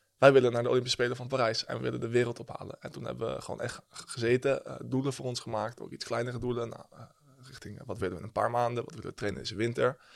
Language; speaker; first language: Dutch; early bilingual, heritage; Dutch